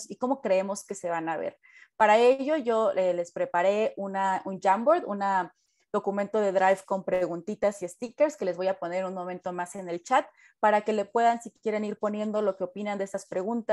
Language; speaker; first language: Spanish; native; Spanish